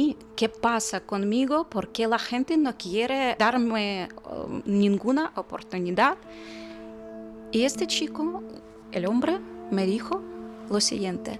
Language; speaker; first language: Spanish; non-native, fluent; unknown